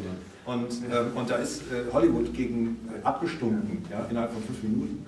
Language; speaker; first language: German; native; German